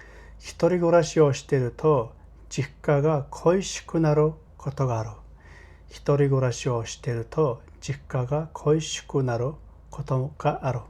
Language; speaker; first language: Japanese; non-native, fluent; Mongolian